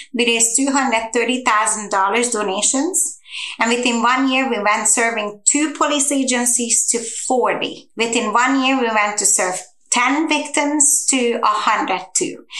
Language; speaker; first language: English; non-native, fluent; Hungarian